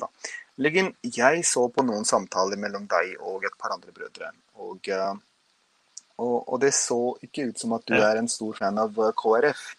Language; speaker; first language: Norwegian; early bilingual, other home language; Urdu